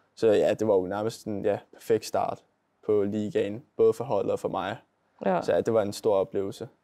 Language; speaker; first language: Danish; native; Danish